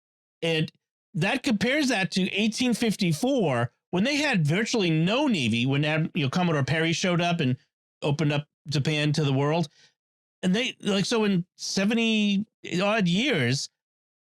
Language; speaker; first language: English; native; English